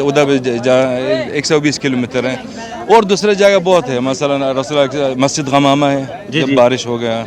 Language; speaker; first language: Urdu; non-native, learner; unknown